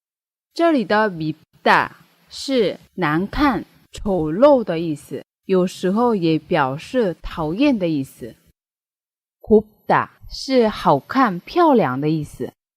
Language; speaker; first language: Chinese; non-native, fluent; Korean